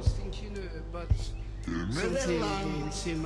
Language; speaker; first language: English; non-native, learner; French